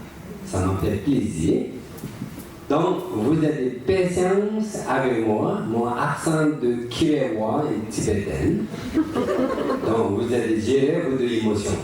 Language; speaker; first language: French; non-native, learner; Tibetan